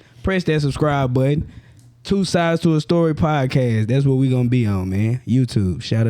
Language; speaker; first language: English; native; English